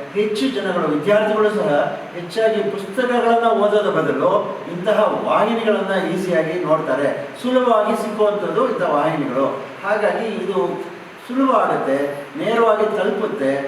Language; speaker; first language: Kannada; native; Kannada